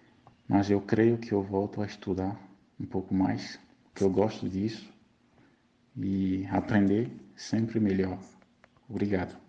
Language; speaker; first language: Portuguese; non-native, fluent; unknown